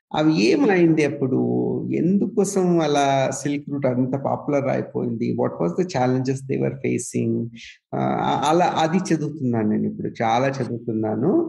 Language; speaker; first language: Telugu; non-native, local second language; Kannada